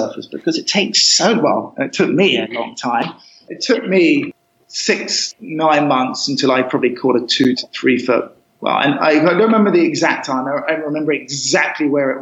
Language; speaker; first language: English; native; English